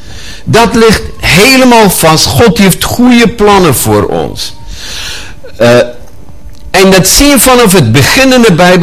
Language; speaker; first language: Dutch; non-native, fluent; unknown